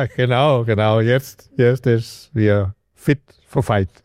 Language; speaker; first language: German; non-native, fluent; Danish